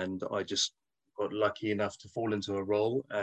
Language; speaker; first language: English; native; English